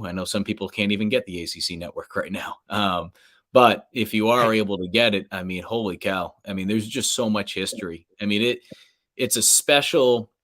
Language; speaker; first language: English; native; English